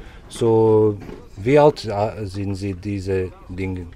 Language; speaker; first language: German; non-native, learner; Serbian